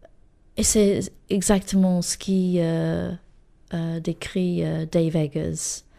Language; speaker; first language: French; non-native, fluent; English